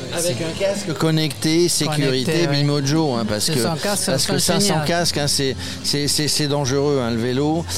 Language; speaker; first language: French; native; French